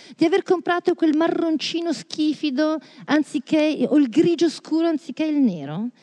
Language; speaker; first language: Italian; native; Italian